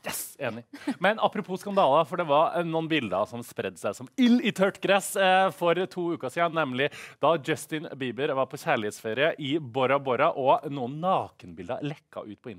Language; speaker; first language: Norwegian; native; Norwegian